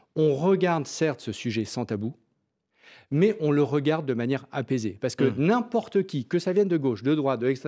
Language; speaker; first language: French; native; French